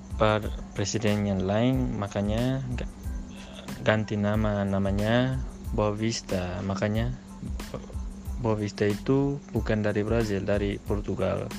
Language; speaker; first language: Indonesian; non-native, local second language; Tetum